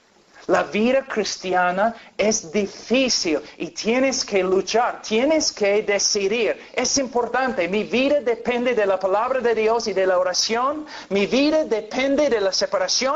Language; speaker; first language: Spanish; non-native, fluent; English